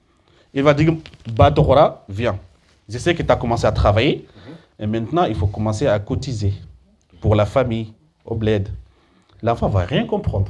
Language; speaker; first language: French; early bilingual, other home language; Soninke